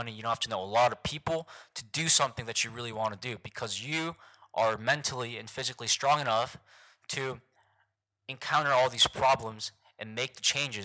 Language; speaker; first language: English; early bilingual, other home language; Korean